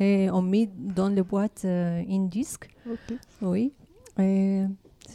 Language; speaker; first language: French; non-native, learner; Arabic